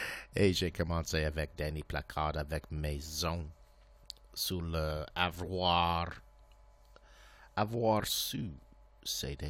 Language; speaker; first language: French; non-native, local second language; English